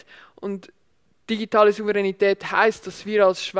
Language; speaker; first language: German; native; German